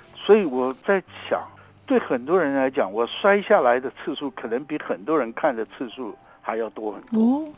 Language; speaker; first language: Chinese; native; Chinese